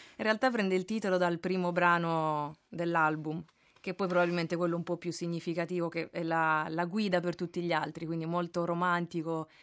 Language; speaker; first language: Italian; native; Italian